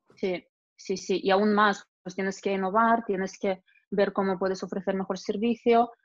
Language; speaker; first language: Spanish; non-native, fluent; Russian